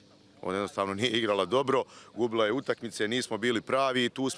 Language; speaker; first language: Bosnian; native; Bosnian